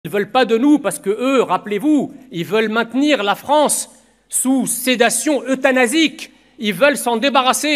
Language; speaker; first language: French; early bilingual, other home language; Arabic